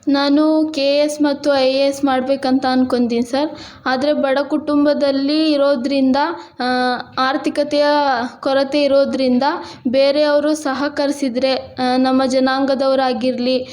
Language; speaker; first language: Kannada; non-native, local second language; Lambadi